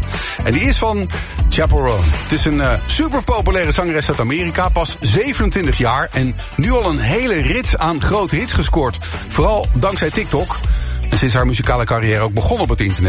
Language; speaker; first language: Dutch; native; Dutch